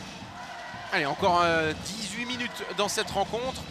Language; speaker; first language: French; native; French